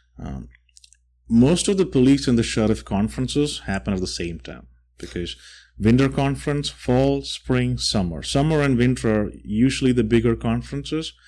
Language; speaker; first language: English; non-native, local second language; Malayalam